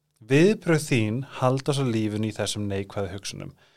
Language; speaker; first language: Icelandic; native; Icelandic